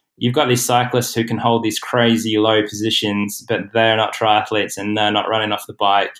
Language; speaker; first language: English; native; English